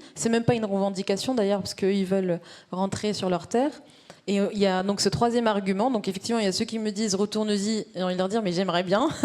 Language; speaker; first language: French; early bilingual, other home language; Arabic